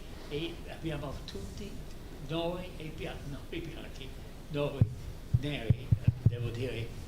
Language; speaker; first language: Italian; non-native, fluent; English